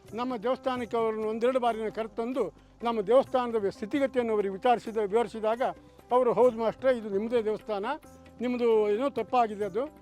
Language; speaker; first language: Kannada; native; Kannada